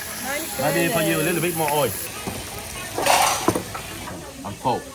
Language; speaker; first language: English; non-native, learner; Vietnamese